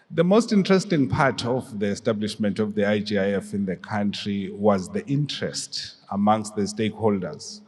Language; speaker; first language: English; non-native, local second language; Swati